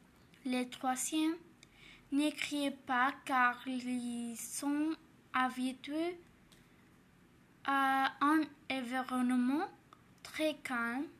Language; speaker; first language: French; non-native, learner; Spanish